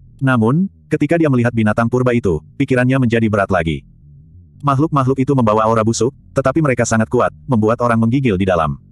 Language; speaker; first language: Indonesian; native; Indonesian